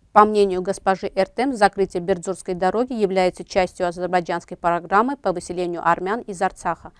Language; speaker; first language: Russian; non-native, local second language; Armenian